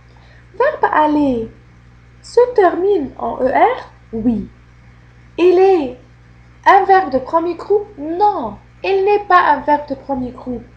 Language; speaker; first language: French; non-native, fluent; Arabic